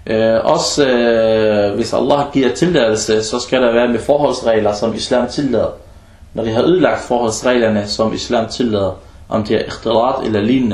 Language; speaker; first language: Danish; early bilingual, other home language; Arabic